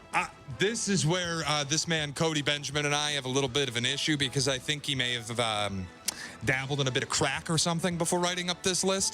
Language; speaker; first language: English; native; English